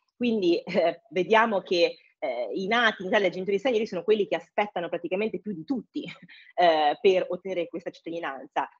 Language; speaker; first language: Italian; early bilingual, other home language; English